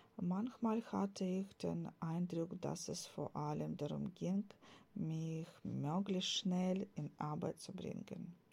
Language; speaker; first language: German; non-native, fluent; Ukrainian